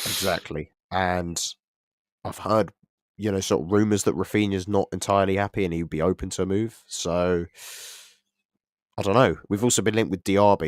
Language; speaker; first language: English; native; English